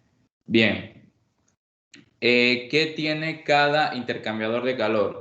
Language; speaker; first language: Spanish; native; Spanish